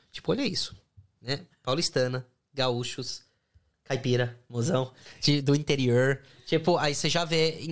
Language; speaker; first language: Portuguese; non-native, fluent; English